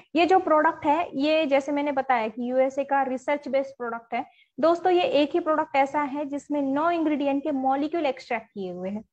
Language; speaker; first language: Hindi; non-native, local second language; Marathi